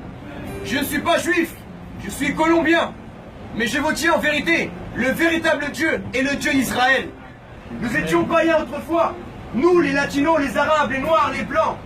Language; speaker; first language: French; native; French